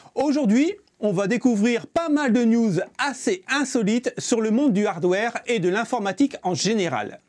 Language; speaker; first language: French; native; French